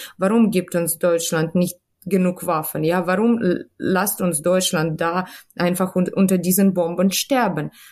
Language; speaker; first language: German; non-native, fluent; Ukrainian